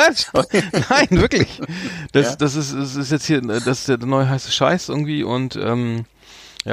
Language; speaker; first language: German; native; German